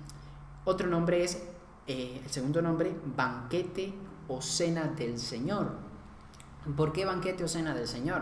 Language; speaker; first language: Spanish; native; Spanish